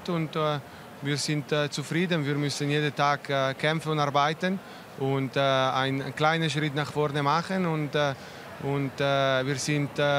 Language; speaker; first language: German; non-native, local second language; Italian